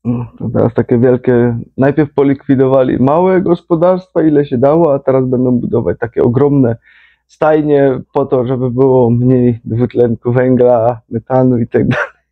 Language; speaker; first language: Polish; native; Polish